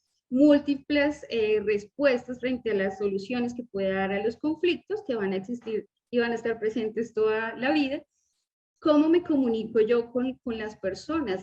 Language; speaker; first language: Spanish; native; Spanish